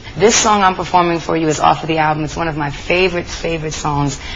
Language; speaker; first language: English; native; English